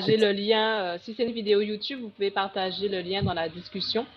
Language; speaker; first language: French; native; French